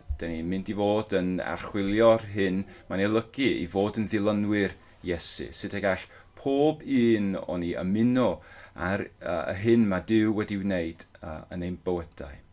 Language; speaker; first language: Welsh; non-native, local second language; English